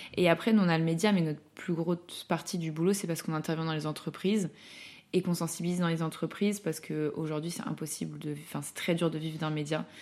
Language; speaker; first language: French; native; French